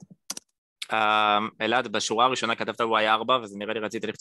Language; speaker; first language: Hebrew; native; Hebrew